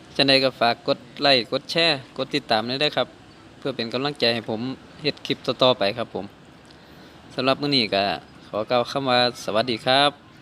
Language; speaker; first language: Thai; native; Thai